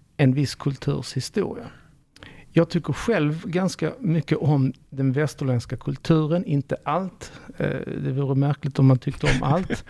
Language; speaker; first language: Swedish; early bilingual, other home language; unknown